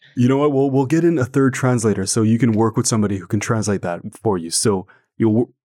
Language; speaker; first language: English; non-native, fluent; French